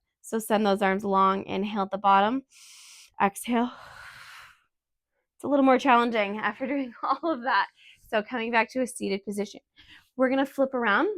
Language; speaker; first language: English; native; English